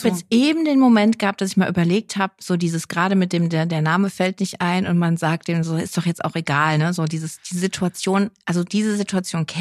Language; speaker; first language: German; native; German